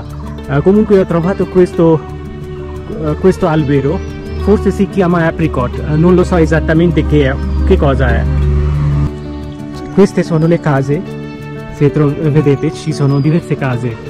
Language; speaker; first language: Italian; non-native, fluent; Bangla